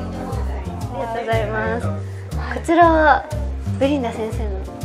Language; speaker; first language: Japanese; native; Japanese